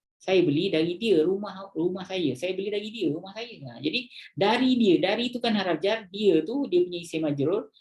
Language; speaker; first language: Malay; native; Malay